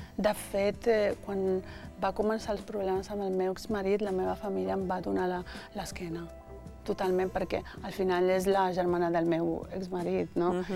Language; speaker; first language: Catalan; early bilingual, other home language; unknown